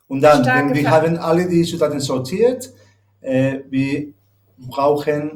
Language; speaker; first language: German; non-native, learner; Spanish